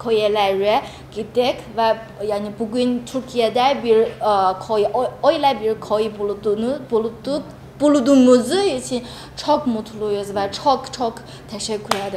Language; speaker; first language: Turkish; non-native, learner; Chinese